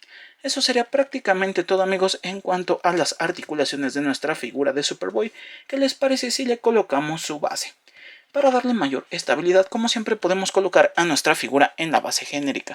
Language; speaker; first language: Spanish; native; Spanish